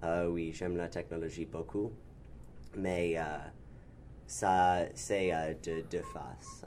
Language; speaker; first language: French; non-native, learner; English